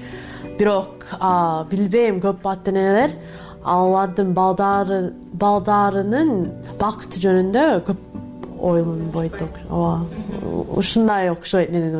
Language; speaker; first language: Kyrgyz; non-native, fluent; English